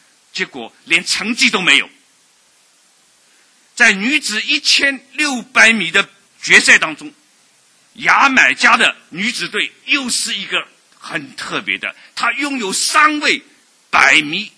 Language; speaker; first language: Chinese; native; Chinese